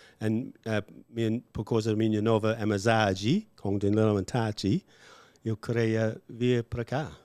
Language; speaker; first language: Portuguese; non-native, learner; English